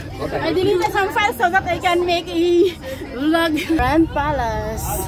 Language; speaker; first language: English; non-native, local second language; Filipino